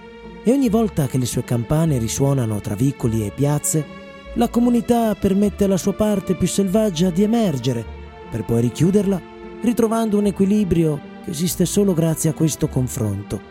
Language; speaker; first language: Italian; native; Italian